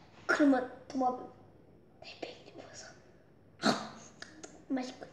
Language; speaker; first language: Korean; early bilingual, heritage; Korean